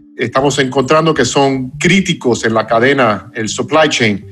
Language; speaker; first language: Spanish; non-native, fluent; English